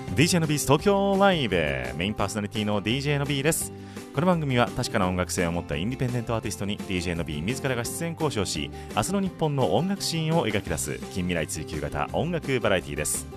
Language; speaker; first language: Japanese; native; Japanese